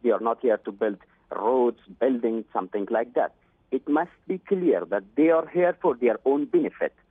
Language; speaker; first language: English; non-native, fluent; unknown